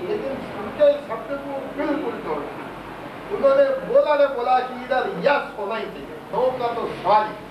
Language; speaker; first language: Hindi; non-native, local second language; Marathi